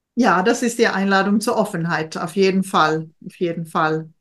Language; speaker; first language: German; non-native, fluent; Swedish